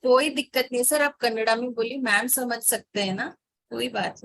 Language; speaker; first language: Hindi; native; Hindi